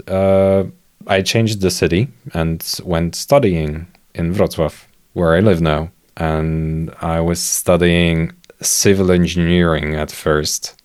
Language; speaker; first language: English; non-native, fluent; Polish